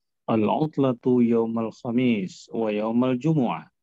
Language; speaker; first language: Arabic; non-native, learner; Indonesian